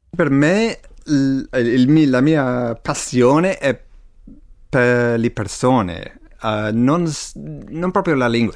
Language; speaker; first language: Italian; non-native, fluent; English